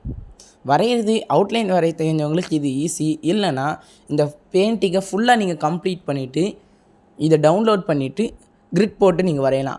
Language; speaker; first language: Tamil; native; Tamil